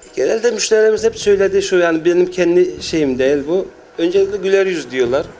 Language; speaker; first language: Turkish; native; Turkish